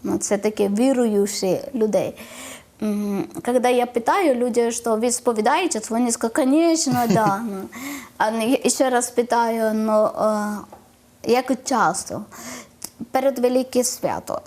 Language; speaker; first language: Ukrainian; non-native, learner; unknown